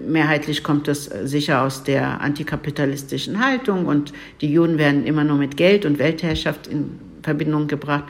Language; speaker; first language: German; early bilingual, other home language; Turkish